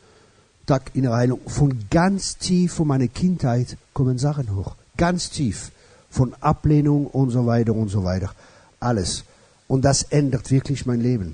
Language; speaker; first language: German; non-native, fluent; French